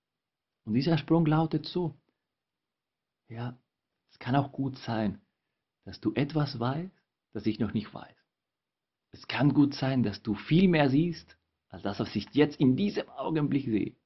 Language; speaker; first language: German; non-native, fluent; Spanish